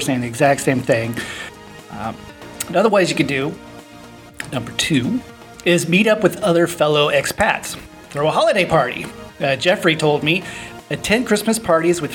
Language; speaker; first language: English; native; English